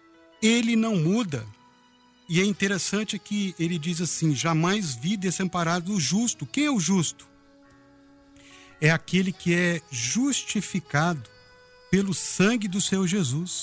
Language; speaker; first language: Portuguese; native; Portuguese